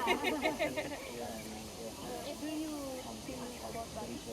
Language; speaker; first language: English; non-native, learner; Indonesian